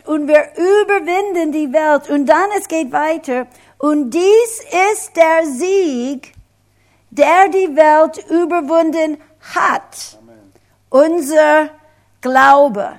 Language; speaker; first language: German; non-native, fluent; English